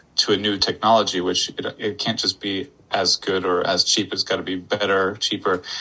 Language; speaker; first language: English; native; English